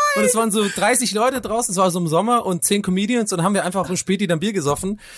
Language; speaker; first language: German; non-native, fluent; English